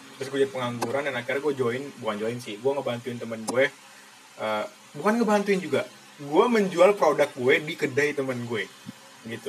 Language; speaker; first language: Indonesian; native; Indonesian